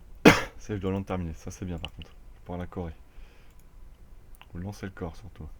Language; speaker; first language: French; native; French